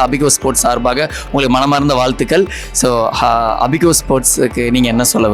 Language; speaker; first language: Tamil; native; Tamil